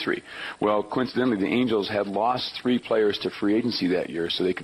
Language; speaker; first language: English; native; English